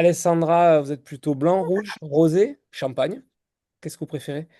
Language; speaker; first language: French; native; French